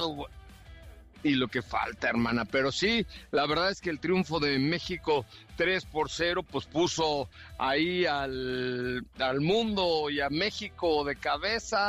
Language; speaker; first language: Spanish; native; Spanish